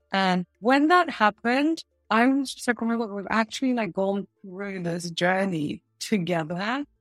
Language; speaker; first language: English; early bilingual, other home language; Russian